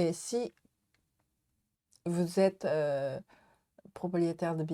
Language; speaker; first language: French; non-native, learner; Japanese